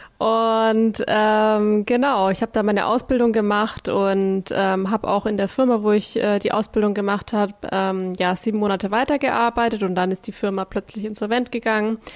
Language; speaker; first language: German; native; German